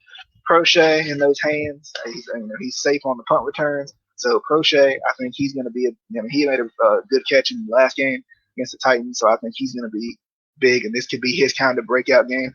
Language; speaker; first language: English; native; English